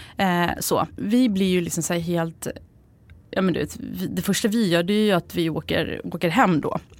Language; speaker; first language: Swedish; early bilingual, other home language; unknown